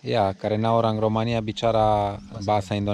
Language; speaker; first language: Indonesian; non-native, learner; Romanian